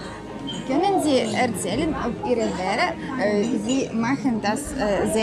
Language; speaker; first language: German; non-native, learner; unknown